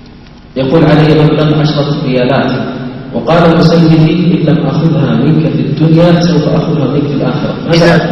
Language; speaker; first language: Arabic; native; Arabic